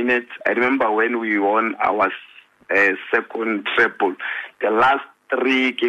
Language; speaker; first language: English; non-native, local second language; Northern Sotho